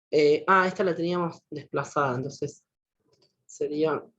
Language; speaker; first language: Spanish; native; Spanish